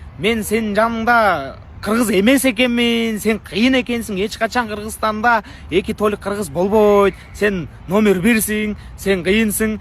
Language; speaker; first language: Kyrgyz; non-native, local second language; Russian